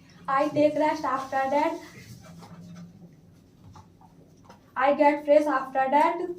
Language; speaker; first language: English; non-native, learner; Hindi